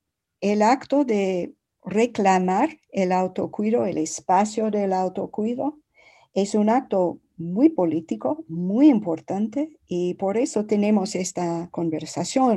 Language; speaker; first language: Spanish; non-native, fluent; English